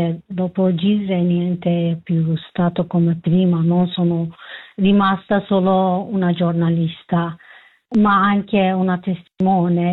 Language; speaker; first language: Italian; non-native, learner; Kurdish